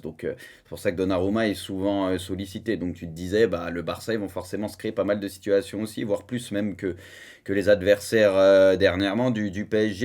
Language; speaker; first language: French; native; French